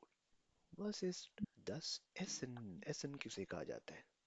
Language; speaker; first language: German; non-native, fluent; Urdu